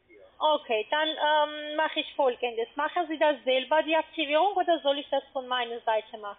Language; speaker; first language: German; non-native, fluent; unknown